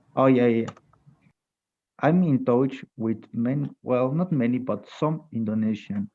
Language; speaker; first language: English; non-native, fluent; Spanish